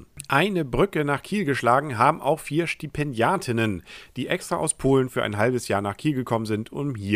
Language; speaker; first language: German; native; German